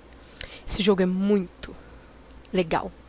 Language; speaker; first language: Portuguese; native; Portuguese